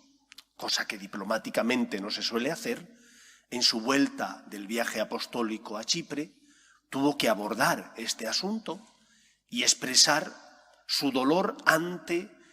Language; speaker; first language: Spanish; native; Spanish